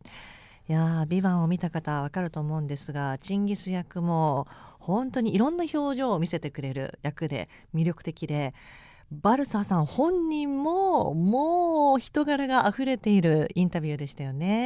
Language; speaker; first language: Japanese; native; Japanese